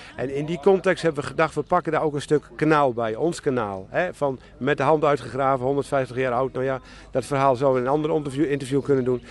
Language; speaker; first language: Dutch; native; Dutch